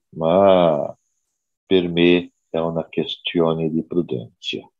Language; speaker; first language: Italian; non-native, learner; Portuguese